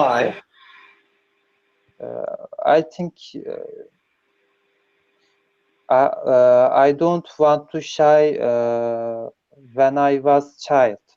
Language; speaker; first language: English; non-native, learner; Turkish